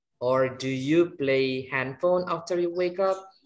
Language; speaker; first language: English; non-native, fluent; Indonesian